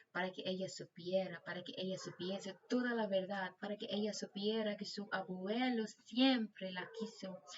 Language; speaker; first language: Spanish; non-native, learner; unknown